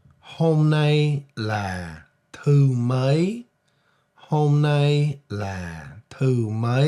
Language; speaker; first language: Vietnamese; non-native, fluent; English